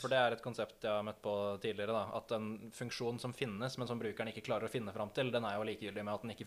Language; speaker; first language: Norwegian; native; Norwegian